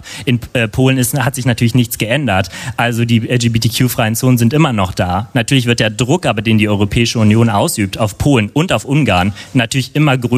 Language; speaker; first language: German; native; German